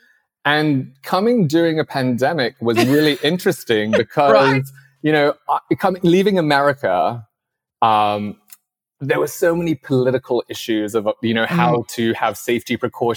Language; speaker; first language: English; non-native, local second language; Cantonese